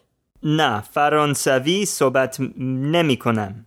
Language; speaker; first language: Persian; non-native, learner; English